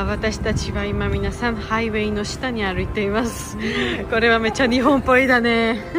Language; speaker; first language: Japanese; non-native, fluent; Georgian